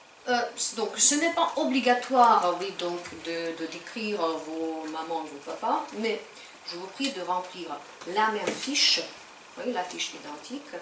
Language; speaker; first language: French; non-native, fluent; Ukrainian